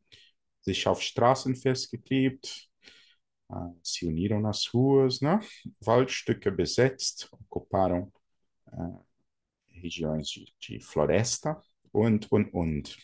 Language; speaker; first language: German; non-native, fluent; Portuguese